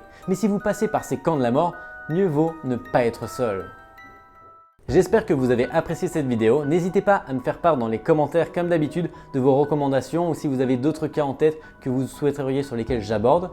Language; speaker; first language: French; native; French